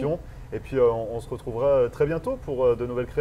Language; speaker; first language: French; native; French